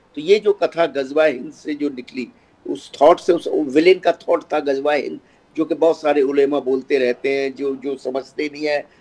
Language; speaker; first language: Hindi; native; Hindi